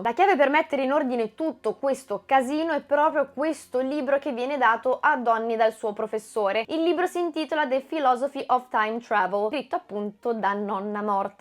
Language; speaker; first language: Italian; native; Italian